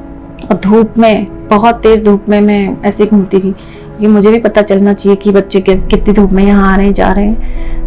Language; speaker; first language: Hindi; native; Hindi